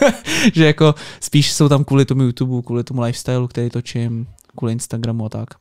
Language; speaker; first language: Czech; native; Czech